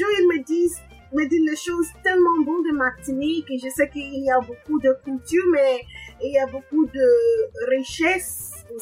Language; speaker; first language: French; non-native, learner; English